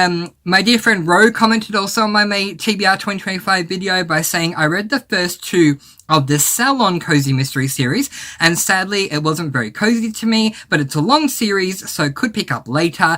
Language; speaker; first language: English; native; English